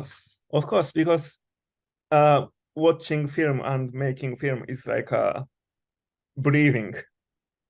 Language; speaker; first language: English; non-native, learner; Japanese